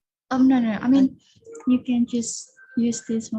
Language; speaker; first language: English; non-native, learner; Indonesian